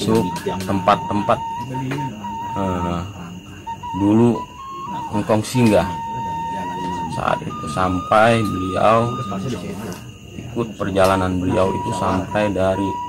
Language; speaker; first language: Indonesian; native; Indonesian